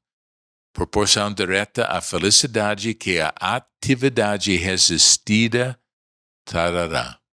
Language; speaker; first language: Portuguese; non-native, fluent; English